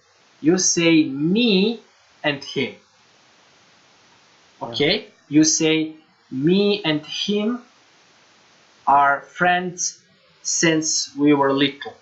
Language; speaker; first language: English; non-native, fluent; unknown